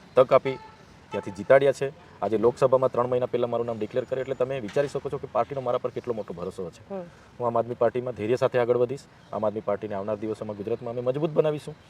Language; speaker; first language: Gujarati; non-native, local second language; Vasavi